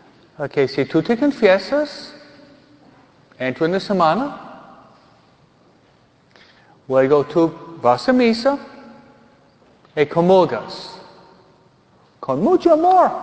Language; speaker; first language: Spanish; non-native, fluent; English